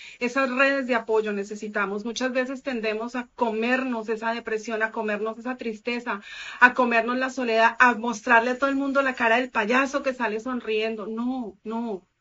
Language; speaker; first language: Spanish; native; Spanish